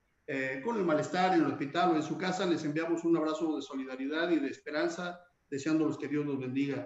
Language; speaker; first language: Spanish; native; Spanish